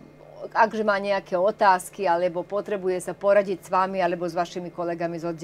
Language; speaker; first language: Slovak; native; Slovak